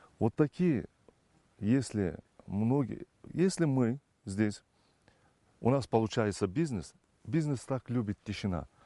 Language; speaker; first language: Russian; non-native, fluent; Turkish